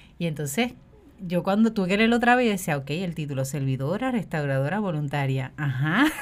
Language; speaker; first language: Spanish; native; Spanish